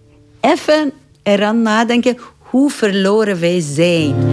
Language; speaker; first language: Dutch; non-native, fluent; Persian